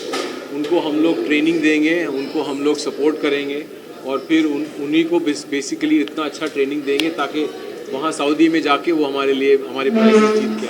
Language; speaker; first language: Hindi; native; Hindi